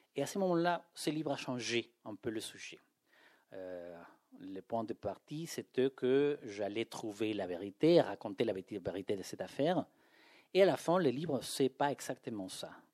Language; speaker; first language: French; non-native, fluent; Spanish